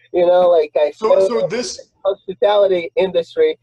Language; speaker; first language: English; non-native, fluent; Portuguese